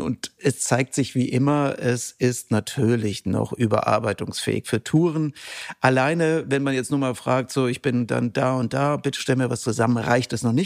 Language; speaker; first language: German; native; German